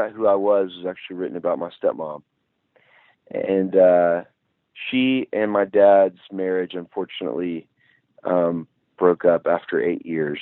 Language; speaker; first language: English; native; English